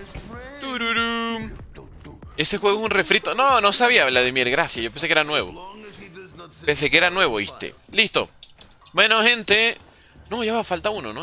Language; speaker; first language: Spanish; native; Spanish